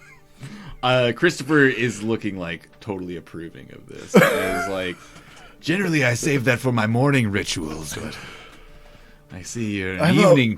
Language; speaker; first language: English; native; English